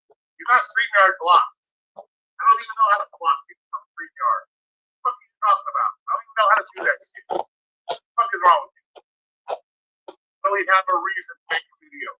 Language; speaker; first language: English; native; English